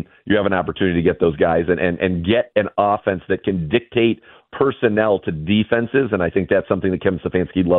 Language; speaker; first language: English; native; English